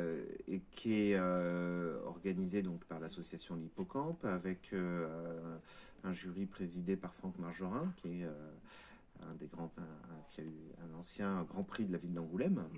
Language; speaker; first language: French; native; French